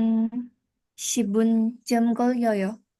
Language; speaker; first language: Korean; non-native, learner; Indonesian